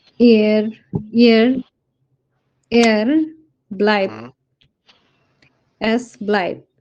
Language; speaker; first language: German; non-native, learner; Hindi